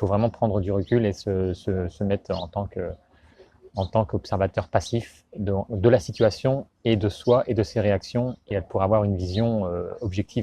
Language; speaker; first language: French; native; French